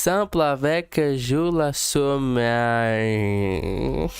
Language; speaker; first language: French; non-native, learner; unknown